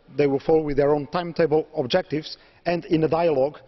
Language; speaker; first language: English; non-native, fluent; Portuguese